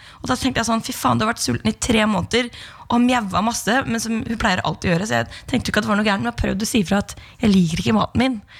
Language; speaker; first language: Norwegian; native; Norwegian